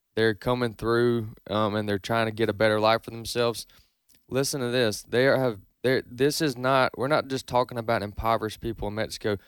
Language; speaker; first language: English; native; English